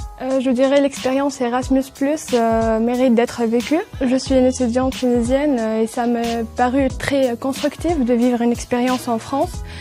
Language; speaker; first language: French; non-native, local second language; Arabic